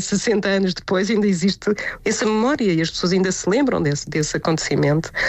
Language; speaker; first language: Portuguese; native; Portuguese